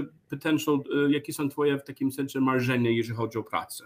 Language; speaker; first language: Polish; non-native, learner; English